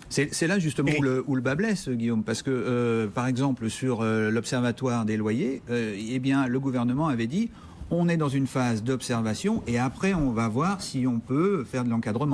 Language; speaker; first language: French; native; French